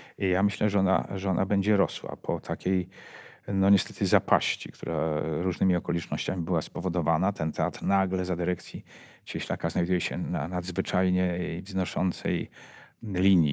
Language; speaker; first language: Polish; native; Polish